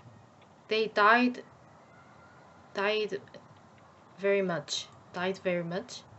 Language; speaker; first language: English; non-native, learner; Korean